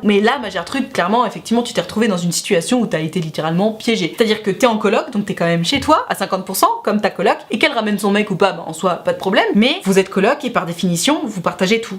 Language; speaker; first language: French; native; French